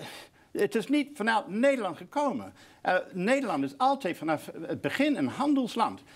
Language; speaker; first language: Dutch; non-native, fluent; English